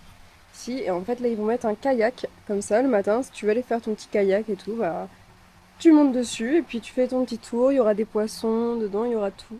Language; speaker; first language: French; native; French